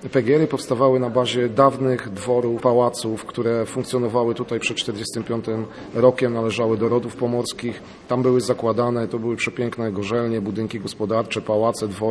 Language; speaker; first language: Polish; native; Polish